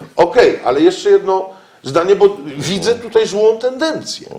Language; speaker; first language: Polish; native; Polish